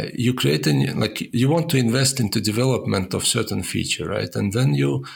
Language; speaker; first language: English; non-native, fluent; Estonian